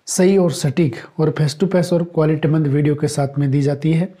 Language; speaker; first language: Hindi; native; Hindi